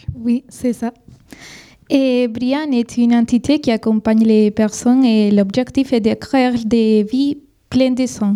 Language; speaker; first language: French; non-native, fluent; Spanish